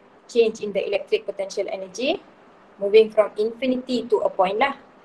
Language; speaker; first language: English; non-native, local second language; Malay